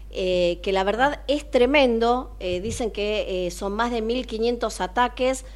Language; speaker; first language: Spanish; native; Spanish